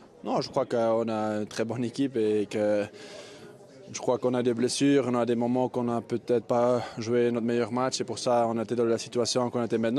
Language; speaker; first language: French; non-native, fluent; Dutch